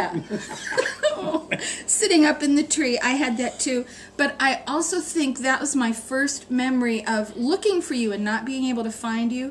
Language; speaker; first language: English; native; English